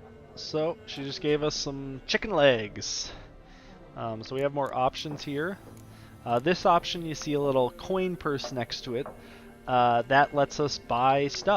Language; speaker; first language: English; native; English